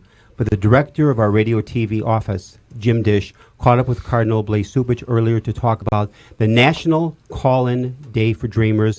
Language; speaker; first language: English; native; English